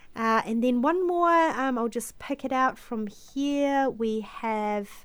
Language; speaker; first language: English; native; English